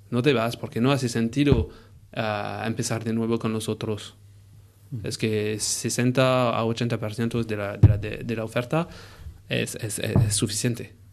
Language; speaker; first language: Spanish; non-native, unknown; French